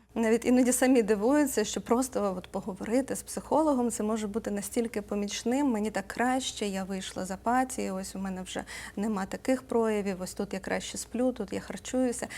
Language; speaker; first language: Ukrainian; native; Ukrainian